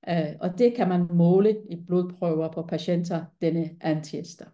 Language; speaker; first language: Danish; non-native, fluent; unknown